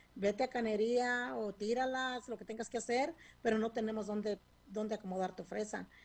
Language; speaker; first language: Spanish; native; Spanish